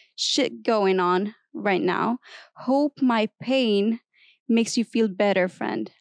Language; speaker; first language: English; non-native, fluent; Arabic